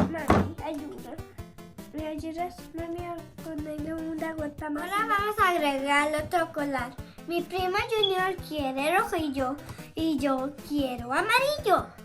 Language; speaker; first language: Spanish; native; Spanish